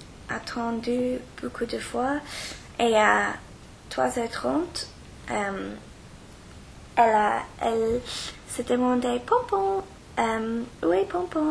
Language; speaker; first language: French; non-native, learner; English